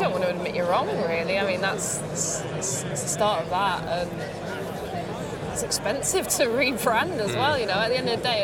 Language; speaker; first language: English; native; English